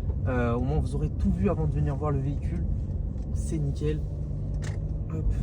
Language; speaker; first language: French; native; French